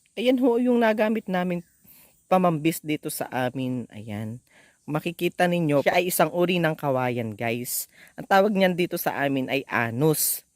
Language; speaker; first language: Filipino; native; Filipino